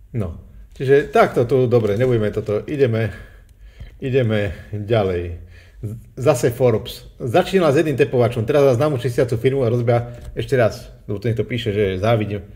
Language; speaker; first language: Slovak; native; Slovak